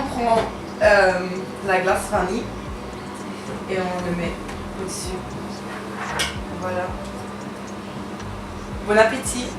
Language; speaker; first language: French; non-native, learner; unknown